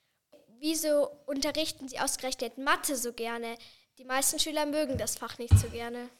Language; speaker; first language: German; native; German